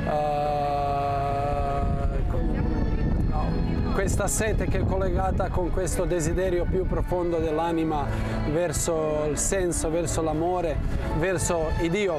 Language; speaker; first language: Italian; non-native, fluent; Croatian